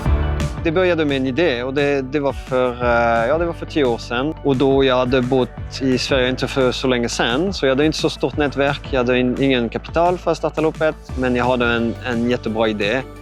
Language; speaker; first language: Swedish; non-native, fluent; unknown